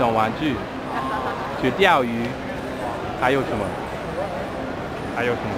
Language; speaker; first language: Chinese; non-native, learner; English